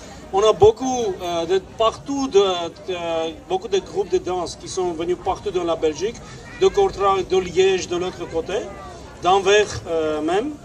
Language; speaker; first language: French; non-native, fluent; Armenian